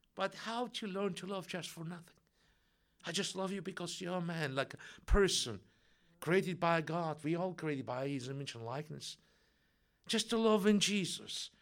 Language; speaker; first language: English; non-native, fluent; Russian